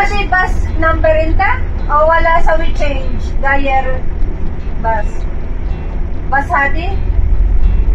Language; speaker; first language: Arabic; non-native, learner; Filipino